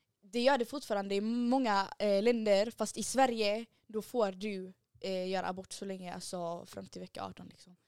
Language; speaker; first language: Swedish; early bilingual, other home language; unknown